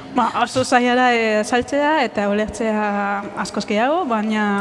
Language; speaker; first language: Basque; non-native, fluent; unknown